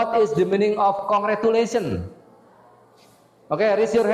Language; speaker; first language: English; non-native, fluent; Indonesian